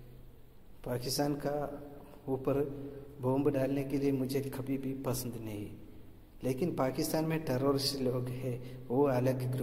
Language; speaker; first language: Hindi; non-native, local second language; Malayalam